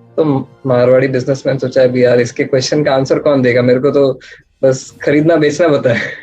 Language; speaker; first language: Hindi; native; Hindi